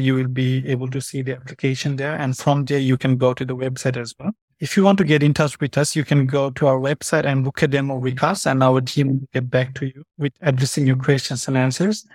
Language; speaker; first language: English; non-native, fluent; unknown